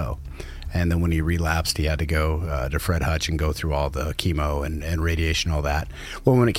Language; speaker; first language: English; native; English